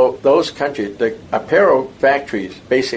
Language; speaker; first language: English; non-native, local second language; Cantonese